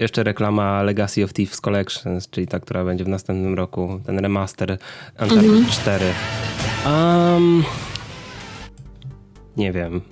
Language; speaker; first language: Polish; native; Polish